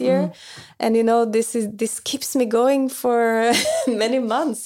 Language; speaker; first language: English; non-native, fluent; Norwegian